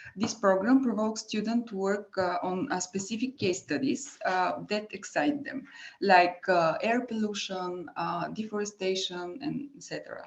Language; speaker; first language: English; non-native, fluent; Bulgarian